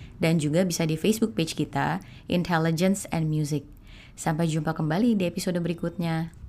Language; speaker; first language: Indonesian; native; Indonesian